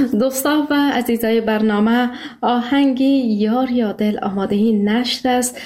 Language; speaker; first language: Persian; native; Persian